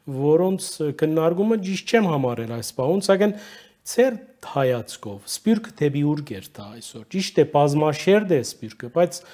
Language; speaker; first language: Armenian; early bilingual, heritage; Armenian